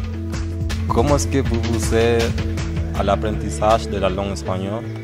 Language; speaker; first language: French; non-native, learner; Spanish